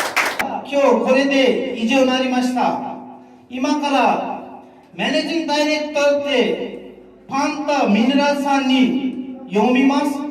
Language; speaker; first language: Japanese; non-native, fluent; Nepali